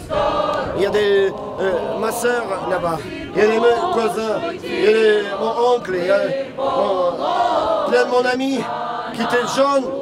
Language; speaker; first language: French; non-native, learner; Ukrainian